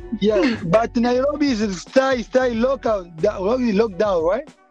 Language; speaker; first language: English; non-native, learner; Lingala